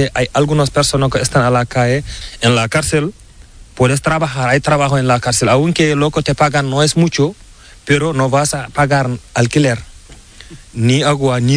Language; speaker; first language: Spanish; non-native, learner; Fula